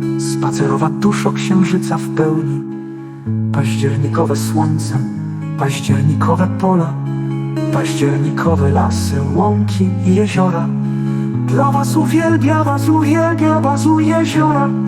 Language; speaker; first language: Polish; native; Polish